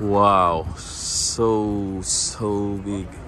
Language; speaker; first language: English; non-native, fluent; Persian